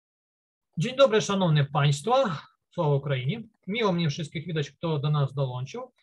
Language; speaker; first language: Polish; non-native, learner; Ukrainian